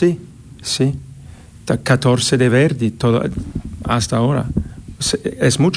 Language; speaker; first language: Spanish; non-native, fluent; English